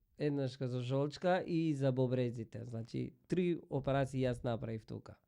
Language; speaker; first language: Macedonian; non-native, fluent; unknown